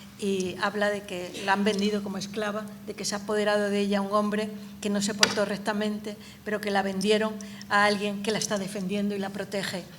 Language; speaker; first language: Spanish; native; Spanish